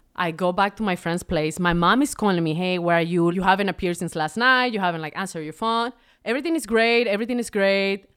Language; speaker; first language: English; non-native, fluent; Spanish